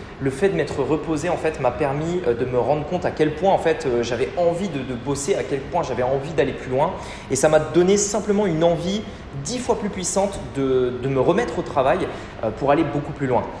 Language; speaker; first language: French; native; French